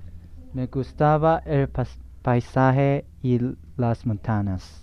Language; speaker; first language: Spanish; non-native, learner; English